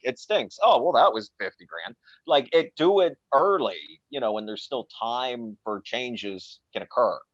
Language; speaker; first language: English; native; English